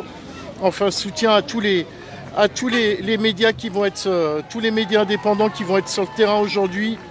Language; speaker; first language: French; native; French